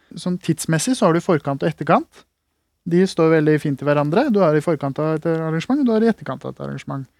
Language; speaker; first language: Norwegian; native; Norwegian